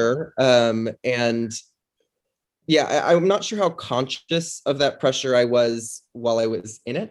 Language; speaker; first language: English; native; English